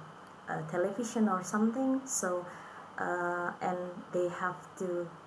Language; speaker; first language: English; non-native, fluent; Indonesian